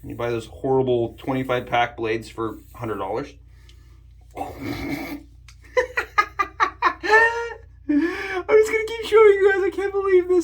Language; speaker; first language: English; native; English